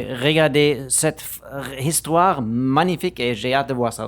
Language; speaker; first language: French; non-native, fluent; German